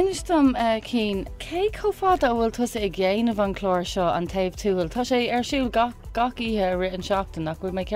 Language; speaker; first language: Irish; non-native, learner; English